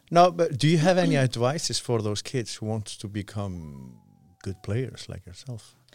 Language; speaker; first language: English; non-native, fluent; Icelandic